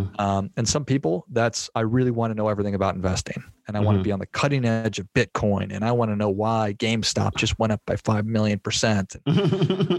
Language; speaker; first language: English; native; English